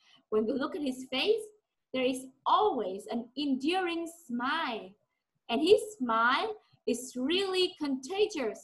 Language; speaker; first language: English; non-native, fluent; Vietnamese